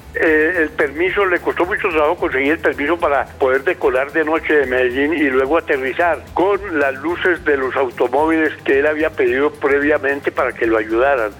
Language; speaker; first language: Spanish; native; Spanish